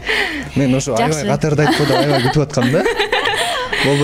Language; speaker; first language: Kyrgyz; native; Kyrgyz